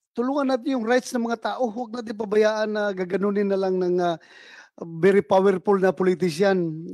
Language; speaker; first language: Filipino; native; Filipino